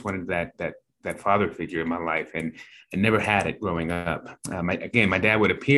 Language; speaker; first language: English; native; English